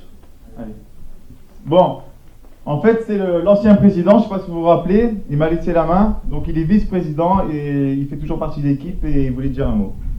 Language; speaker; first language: French; native; French